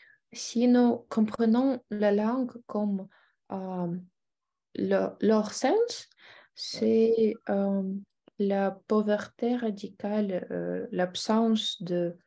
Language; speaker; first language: French; non-native, fluent; Russian